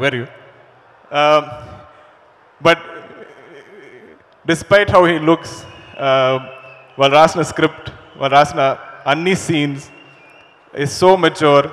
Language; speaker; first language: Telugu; non-native, learner; Malayalam